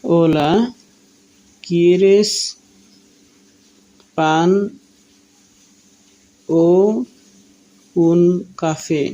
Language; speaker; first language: Spanish; non-native, learner; Bangla